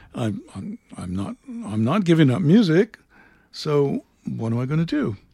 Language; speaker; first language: English; native; English